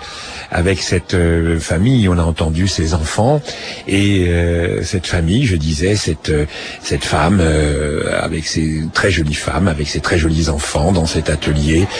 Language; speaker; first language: French; native; French